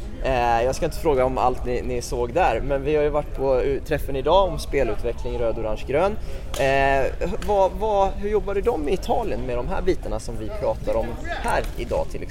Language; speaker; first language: Swedish; native; Swedish